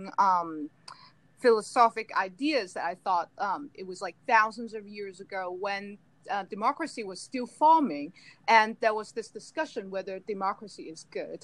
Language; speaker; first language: English; non-native, local second language; Cantonese